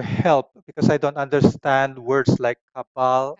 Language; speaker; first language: English; non-native, local second language; Filipino